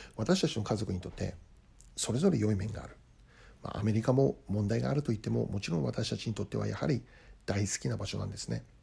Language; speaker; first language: Japanese; native; Japanese